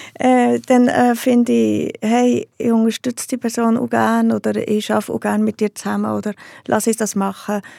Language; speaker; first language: German; native; German